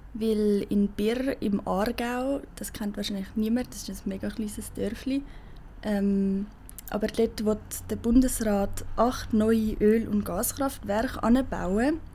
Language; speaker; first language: German; native; German